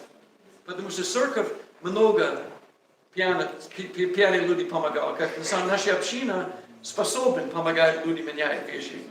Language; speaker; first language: Russian; non-native, learner; English